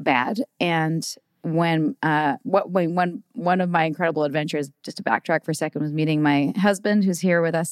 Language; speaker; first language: English; native; English